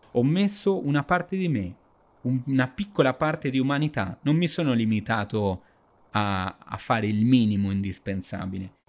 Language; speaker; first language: Italian; non-native, fluent; Spanish